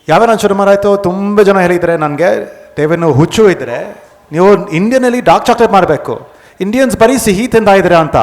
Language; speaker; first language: Kannada; non-native, fluent; English